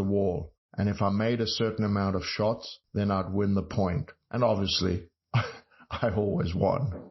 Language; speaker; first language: English; native; English